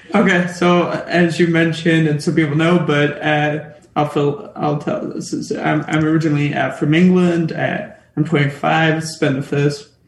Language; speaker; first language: English; native; English